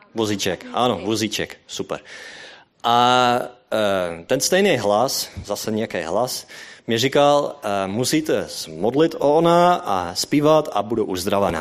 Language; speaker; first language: Czech; non-native, learner; Dutch